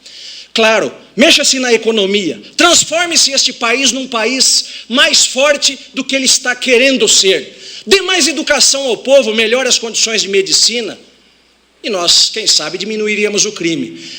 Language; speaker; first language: Portuguese; native; Portuguese